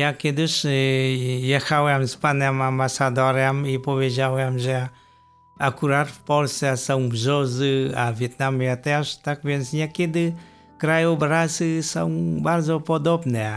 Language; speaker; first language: Polish; non-native, fluent; Vietnamese